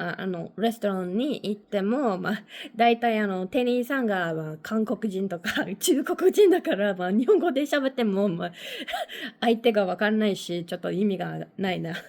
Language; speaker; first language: Japanese; non-native, learner; English